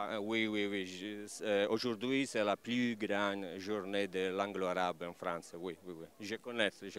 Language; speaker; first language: French; non-native, learner; Italian